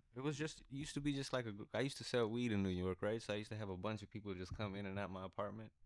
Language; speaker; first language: English; early bilingual, other home language; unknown